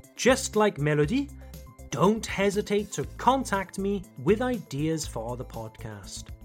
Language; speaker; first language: English; native; English